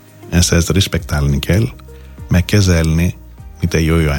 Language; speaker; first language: Hungarian; non-native, learner; Greek